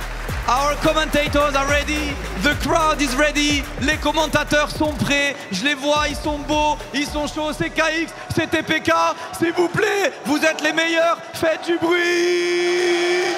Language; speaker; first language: French; native; French